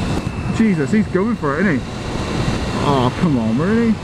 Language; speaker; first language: English; native; English